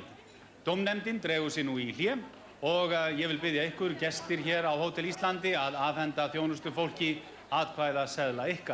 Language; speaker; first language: Icelandic; native; Icelandic